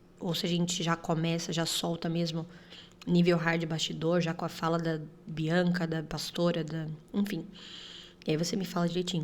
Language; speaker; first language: Portuguese; native; Portuguese